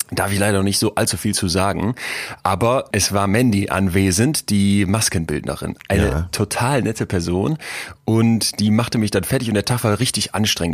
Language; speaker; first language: German; native; German